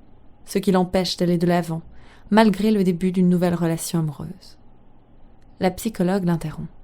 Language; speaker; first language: French; native; French